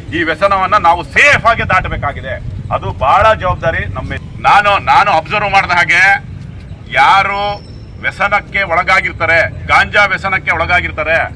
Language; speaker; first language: Kannada; native; Kannada